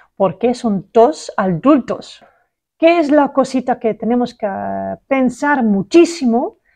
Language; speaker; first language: Spanish; non-native, learner; Dutch